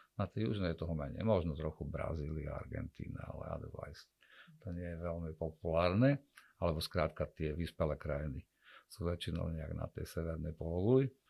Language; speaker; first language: Slovak; native; Slovak